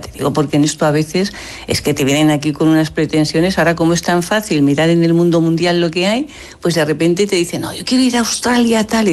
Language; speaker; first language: Spanish; native; Spanish